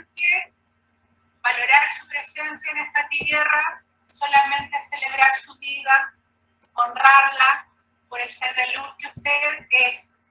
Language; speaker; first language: Spanish; native; Spanish